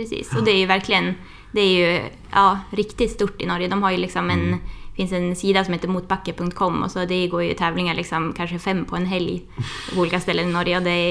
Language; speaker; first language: Swedish; native; Swedish